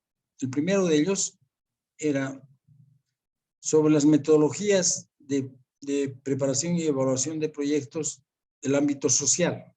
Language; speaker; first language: Spanish; native; Spanish